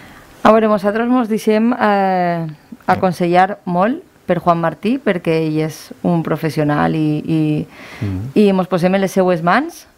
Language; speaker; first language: Catalan; non-native, local second language; Spanish